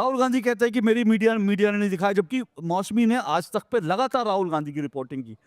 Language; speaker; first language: Hindi; native; Hindi